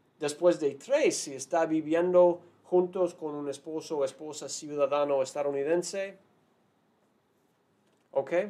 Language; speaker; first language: Spanish; non-native, fluent; English